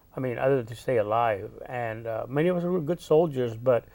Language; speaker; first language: English; native; English